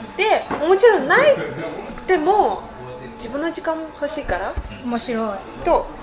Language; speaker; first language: Japanese; non-native, fluent; Russian